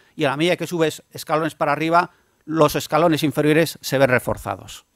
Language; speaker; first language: Spanish; native; Spanish